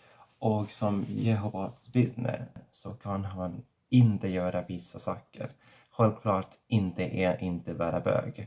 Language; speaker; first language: Swedish; non-native, fluent; Catalan